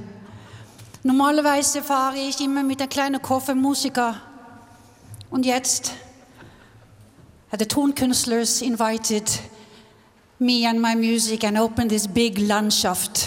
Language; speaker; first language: German; non-native, learner; English